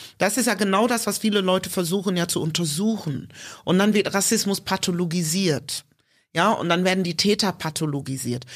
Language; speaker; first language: German; early bilingual, other home language; English